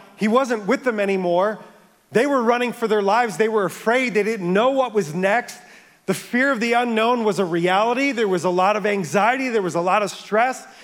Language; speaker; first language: English; native; English